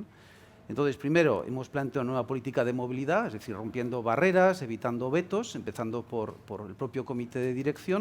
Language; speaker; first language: Spanish; native; Spanish